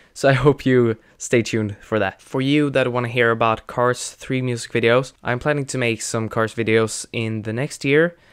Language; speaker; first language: English; non-native, fluent; Swedish